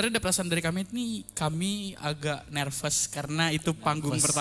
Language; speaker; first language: Indonesian; native; Indonesian